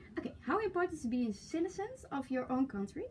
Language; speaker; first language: English; non-native, learner; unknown